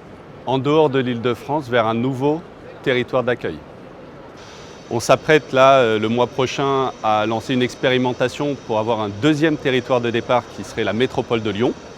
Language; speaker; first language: French; native; French